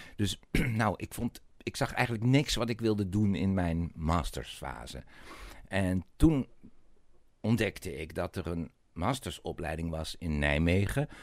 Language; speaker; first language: Dutch; native; Dutch